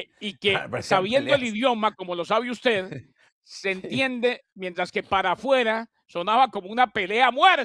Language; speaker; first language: Spanish; native; Spanish